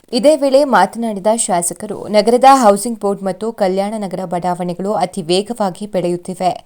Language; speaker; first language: Kannada; native; Kannada